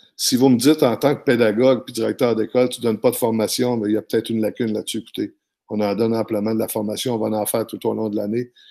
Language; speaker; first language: French; native; French